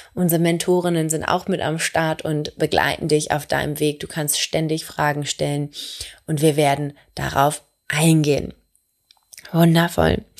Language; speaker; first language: German; native; German